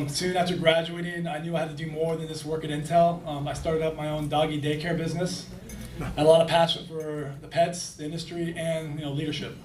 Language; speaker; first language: English; native; English